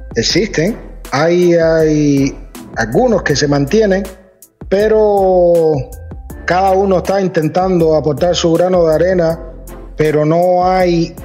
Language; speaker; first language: Spanish; native; Spanish